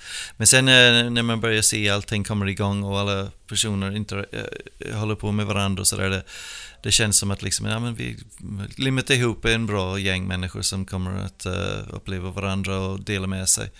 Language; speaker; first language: Swedish; non-native, fluent; English